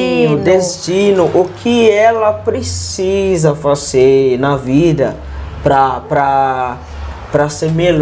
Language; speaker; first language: Portuguese; non-native, learner; Yoruba